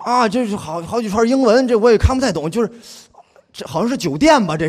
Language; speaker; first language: Chinese; native; Chinese